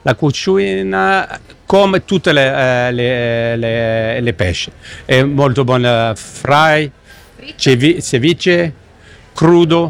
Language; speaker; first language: Italian; non-native, learner; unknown